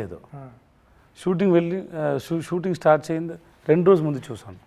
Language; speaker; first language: Telugu; non-native, learner; Tamil